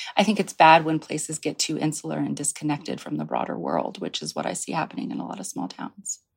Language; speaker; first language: English; native; English